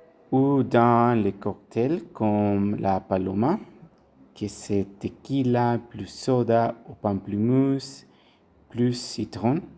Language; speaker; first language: French; non-native, learner; Spanish